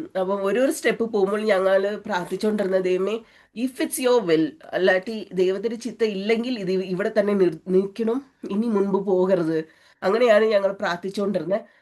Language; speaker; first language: Malayalam; early bilingual, heritage; Malayalam